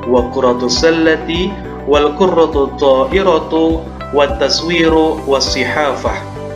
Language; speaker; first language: Arabic; non-native, fluent; Indonesian